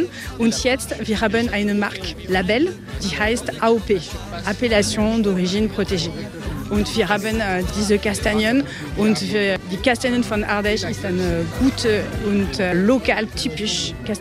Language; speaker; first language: German; non-native, learner; French